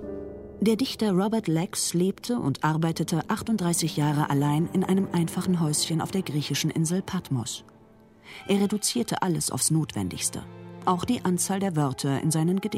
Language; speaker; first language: German; native; German